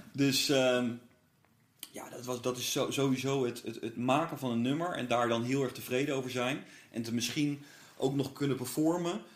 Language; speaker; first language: Dutch; native; Dutch